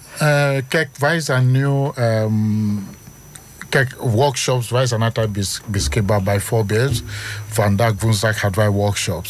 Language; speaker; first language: Dutch; non-native, learner; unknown